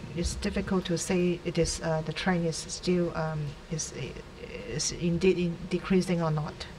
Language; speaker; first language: English; non-native, local second language; Cantonese